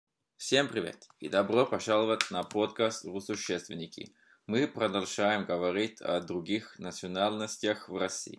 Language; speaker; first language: Russian; non-native, fluent; Norwegian